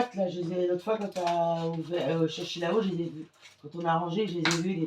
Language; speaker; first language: French; native; French